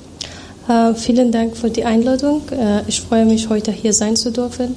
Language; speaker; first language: German; non-native, fluent; Persian